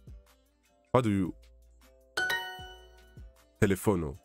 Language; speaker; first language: Spanish; non-native, learner; English